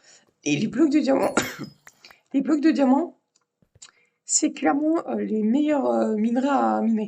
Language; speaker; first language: French; native; French